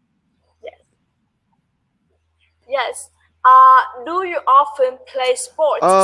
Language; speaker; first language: English; non-native, learner; Vietnamese